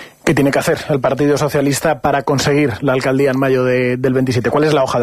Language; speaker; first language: Spanish; native; Spanish